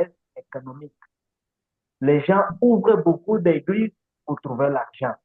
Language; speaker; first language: French; non-native, learner; Portuguese